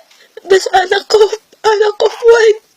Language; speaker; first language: Arabic; non-native, learner; Filipino